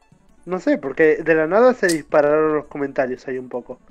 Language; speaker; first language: Spanish; native; Spanish